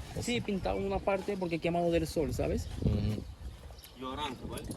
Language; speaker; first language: Spanish; native; Spanish